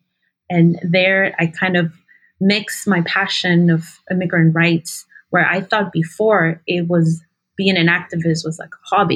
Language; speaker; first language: English; early bilingual, other home language; Spanish